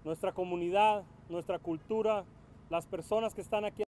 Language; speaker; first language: Spanish; early bilingual, other home language; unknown